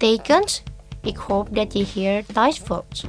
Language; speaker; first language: Dutch; non-native, learner; Indonesian